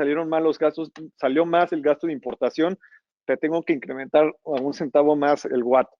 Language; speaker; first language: Spanish; native; Spanish